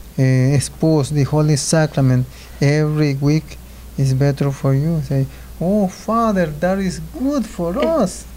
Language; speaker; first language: English; non-native, learner; Spanish